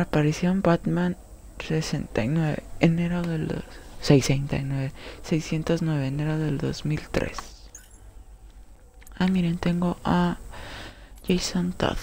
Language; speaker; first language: Spanish; native; Spanish